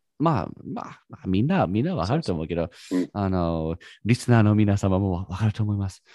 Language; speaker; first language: Japanese; non-native, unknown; English